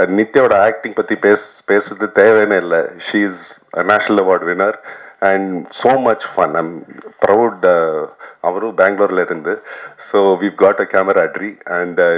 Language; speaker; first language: Tamil; non-native, fluent; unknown